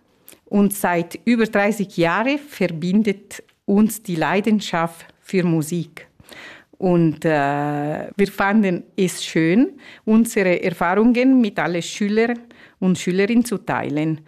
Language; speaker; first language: German; non-native, fluent; Italian